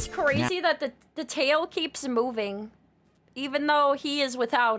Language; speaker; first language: English; native; English